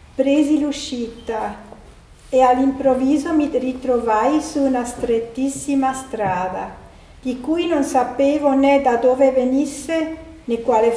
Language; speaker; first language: Italian; non-native, fluent; German